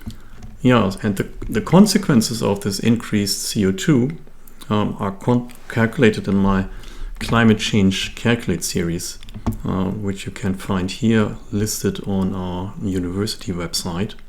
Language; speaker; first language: English; non-native, fluent; German